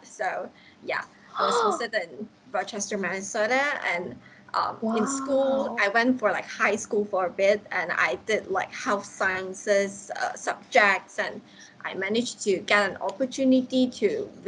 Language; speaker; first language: English; non-native, local second language; Cantonese